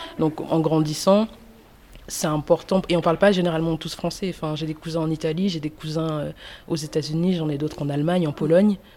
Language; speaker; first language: French; early bilingual, other home language; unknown